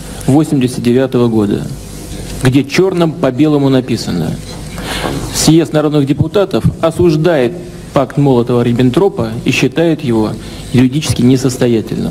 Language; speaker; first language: Russian; native; Russian